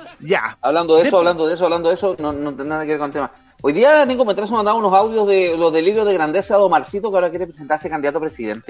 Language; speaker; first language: Spanish; native; Spanish